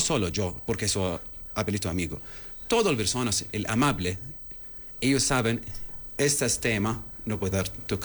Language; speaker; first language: Spanish; non-native, learner; Arabic